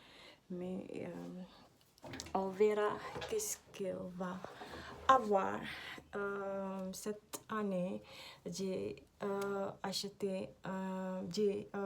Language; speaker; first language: French; non-native, learner; Dutch